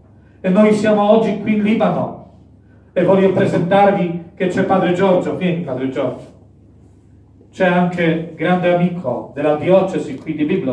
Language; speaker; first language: Italian; non-native, fluent; Polish